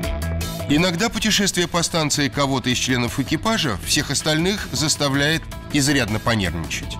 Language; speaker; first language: Russian; native; Russian